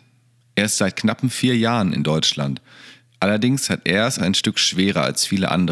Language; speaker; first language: German; native; German